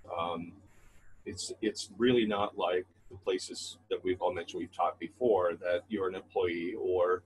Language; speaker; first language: English; native; English